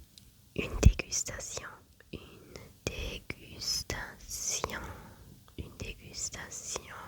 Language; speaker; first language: French; non-native, learner; German